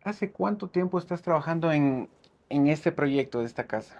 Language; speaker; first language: Spanish; non-native, fluent; English